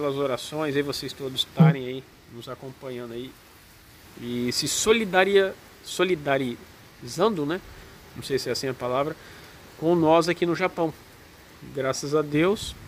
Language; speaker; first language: Portuguese; native; Portuguese